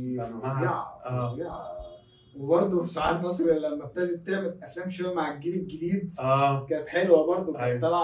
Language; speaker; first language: Arabic; native; Arabic